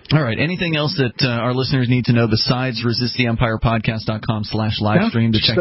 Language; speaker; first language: English; native; English